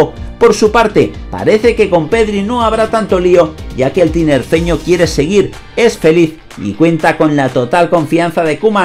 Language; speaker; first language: Spanish; native; Spanish